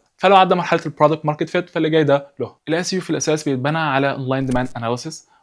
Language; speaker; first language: Arabic; native; Arabic